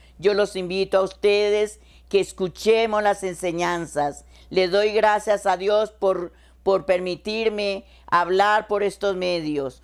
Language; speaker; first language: Spanish; native; Spanish